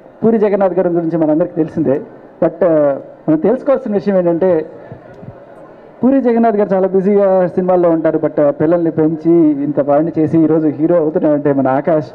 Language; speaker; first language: Telugu; native; Telugu